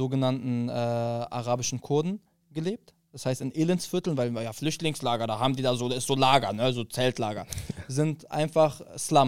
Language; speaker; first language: German; early bilingual, other home language; Arabic